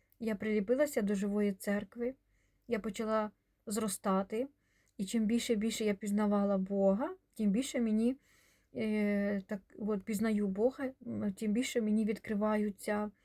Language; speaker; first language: Ukrainian; non-native, local second language; Russian